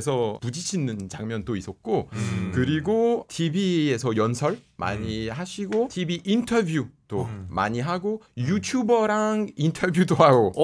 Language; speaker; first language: Korean; non-native, fluent; French